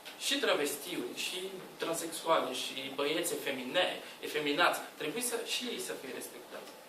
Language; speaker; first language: Romanian; non-native, learner; Portuguese